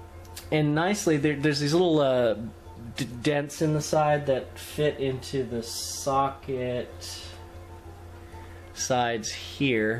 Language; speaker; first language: English; native; English